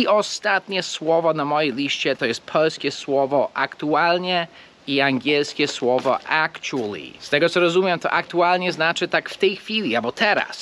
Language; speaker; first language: Polish; non-native, fluent; English